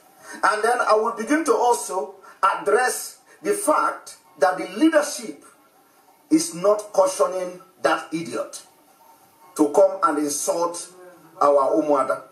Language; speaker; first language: English; non-native, local second language; Igbo